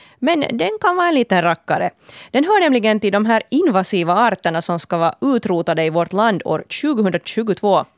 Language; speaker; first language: Swedish; native; Swedish